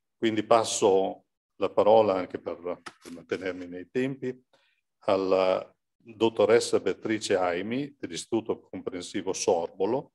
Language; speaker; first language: Italian; native; Italian